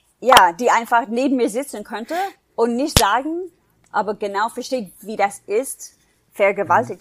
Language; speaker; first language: German; non-native, fluent; English